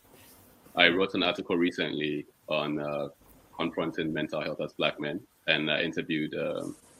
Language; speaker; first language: English; non-native, local second language; Akan